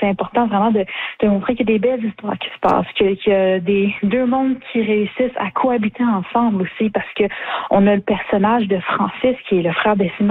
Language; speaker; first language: French; native; French